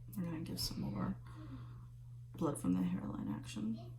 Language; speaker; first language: English; native; English